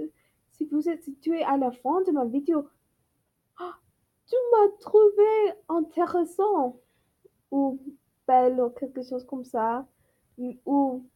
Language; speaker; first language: French; non-native, learner; English